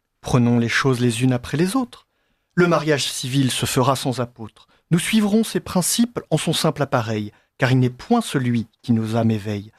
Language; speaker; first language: French; native; French